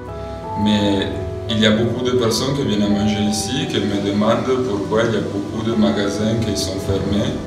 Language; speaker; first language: French; non-native, fluent; Italian